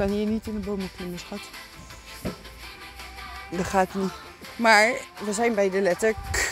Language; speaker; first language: Dutch; native; Dutch